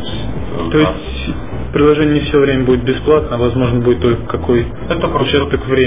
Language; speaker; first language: Russian; native; Russian